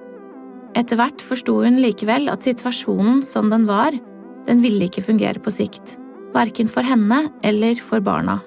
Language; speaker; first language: Norwegian; native; Norwegian